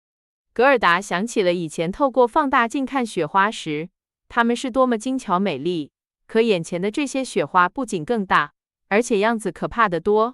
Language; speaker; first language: Chinese; native; Chinese